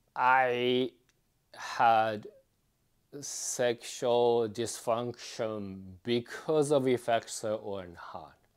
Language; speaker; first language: English; non-native, fluent; Japanese